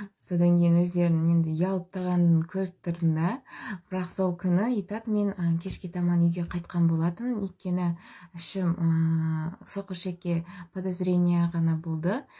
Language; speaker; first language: Kazakh; non-native, local second language; Russian